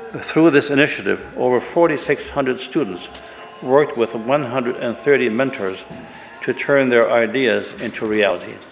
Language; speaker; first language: English; native; English